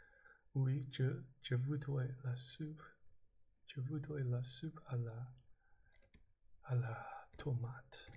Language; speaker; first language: French; non-native, learner; English